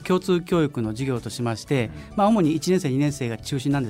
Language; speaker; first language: Japanese; native; Japanese